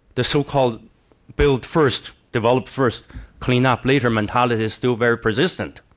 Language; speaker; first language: English; non-native, fluent; Chinese